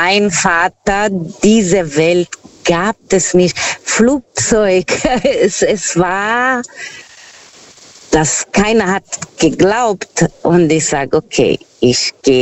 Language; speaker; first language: German; non-native, fluent; Portuguese